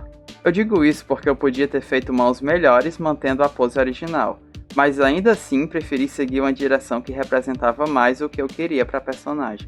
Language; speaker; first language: Portuguese; native; Portuguese